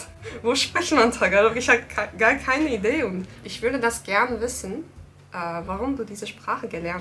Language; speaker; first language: German; non-native, learner; Turkish